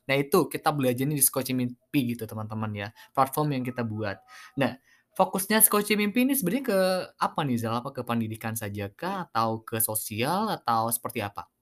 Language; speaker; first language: Indonesian; native; Indonesian